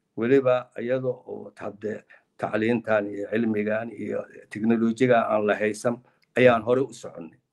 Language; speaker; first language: Somali; native; Somali